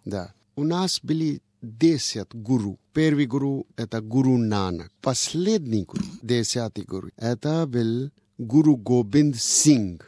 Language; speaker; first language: Russian; non-native, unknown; Punjabi